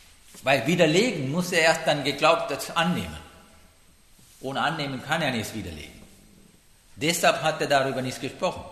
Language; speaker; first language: German; non-native, learner; Sinhala